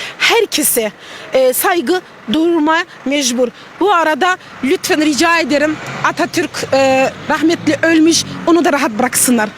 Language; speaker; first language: Turkish; non-native, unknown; Russian